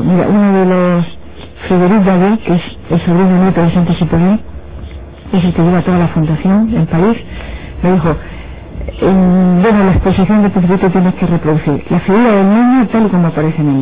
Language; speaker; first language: Spanish; native; Spanish